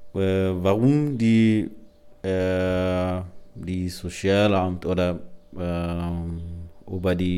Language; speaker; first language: German; non-native, learner; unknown